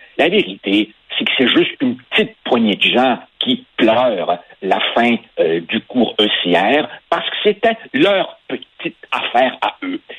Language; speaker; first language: French; early bilingual, other home language; Spanish